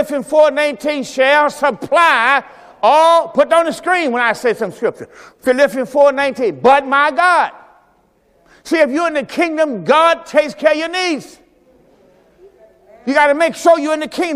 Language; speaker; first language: English; native; English